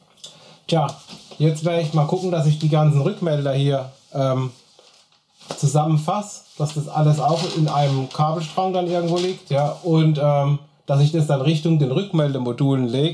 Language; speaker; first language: German; native; German